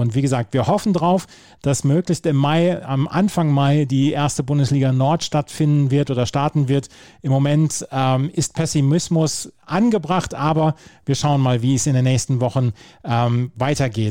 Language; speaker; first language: German; native; German